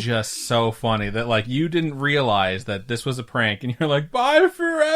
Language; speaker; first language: English; native; English